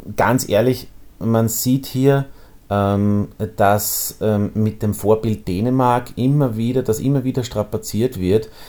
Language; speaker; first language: German; native; German